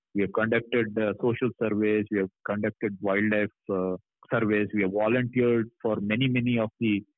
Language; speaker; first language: English; non-native, local second language; Kannada